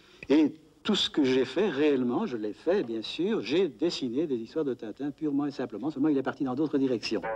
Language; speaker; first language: French; native; French